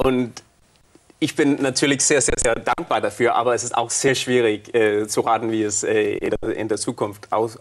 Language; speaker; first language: German; non-native, fluent; Danish